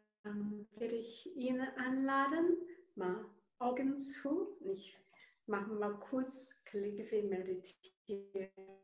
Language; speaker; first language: German; non-native, learner; Chinese